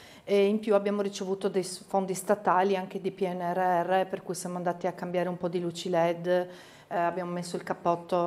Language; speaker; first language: Italian; native; Italian